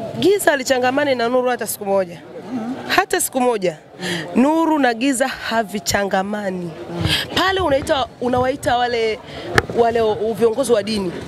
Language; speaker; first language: Swahili; native; Swahili